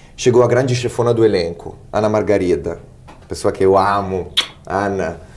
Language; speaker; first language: Portuguese; non-native, fluent; Italian